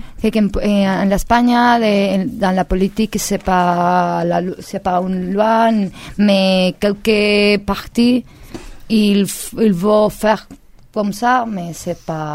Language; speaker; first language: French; non-native, learner; Spanish